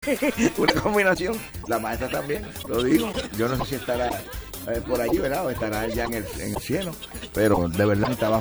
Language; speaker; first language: Spanish; native; Spanish